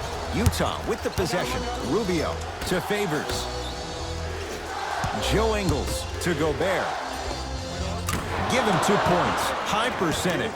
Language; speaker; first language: English; native; English